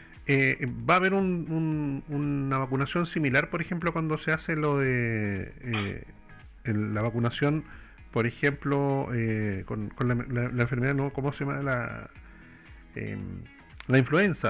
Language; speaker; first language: Spanish; native; Spanish